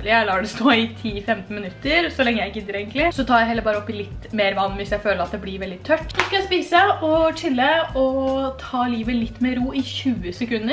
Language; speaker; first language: Norwegian; native; Norwegian